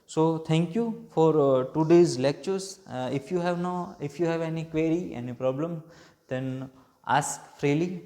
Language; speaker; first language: English; non-native, local second language; Gujarati